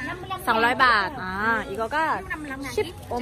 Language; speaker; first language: Korean; non-native, learner; Vietnamese